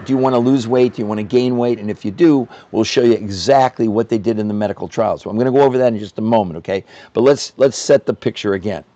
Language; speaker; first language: English; native; English